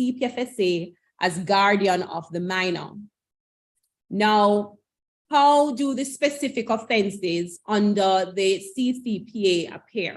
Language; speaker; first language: English; native; English